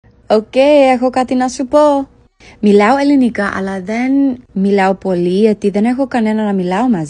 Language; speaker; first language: Greek; early bilingual, heritage; English